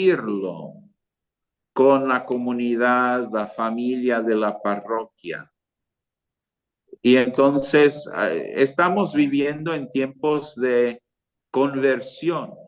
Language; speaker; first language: Spanish; non-native, fluent; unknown